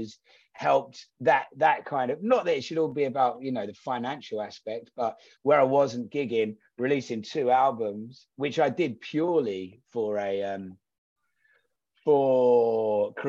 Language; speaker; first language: English; native; English